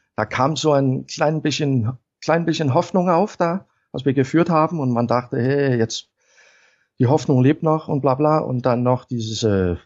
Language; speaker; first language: German; non-native, fluent; Danish